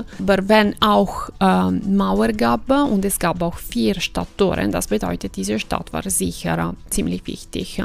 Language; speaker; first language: German; non-native, fluent; Italian